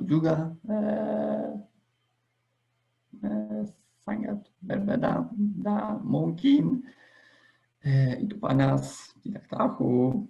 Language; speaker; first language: Indonesian; non-native, fluent; Polish